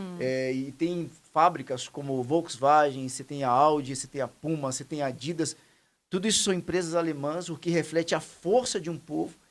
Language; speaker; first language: Portuguese; native; Portuguese